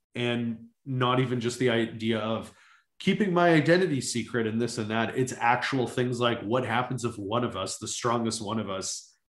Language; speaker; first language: English; native; English